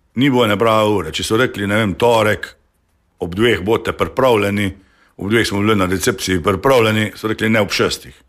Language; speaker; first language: Slovenian; native; Slovenian